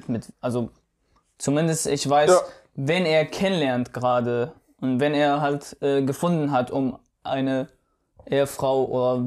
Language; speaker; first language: German; non-native, fluent; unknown